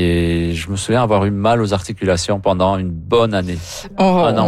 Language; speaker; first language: French; native; French